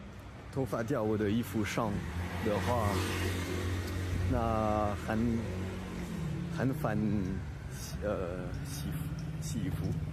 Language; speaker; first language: Chinese; non-native, learner; English